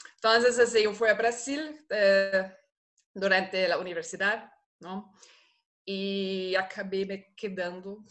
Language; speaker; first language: Spanish; non-native, fluent; German